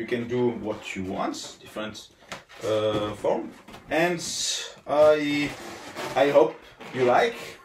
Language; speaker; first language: English; non-native, learner; Italian